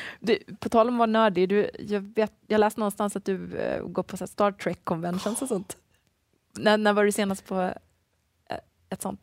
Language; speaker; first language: Swedish; native; Swedish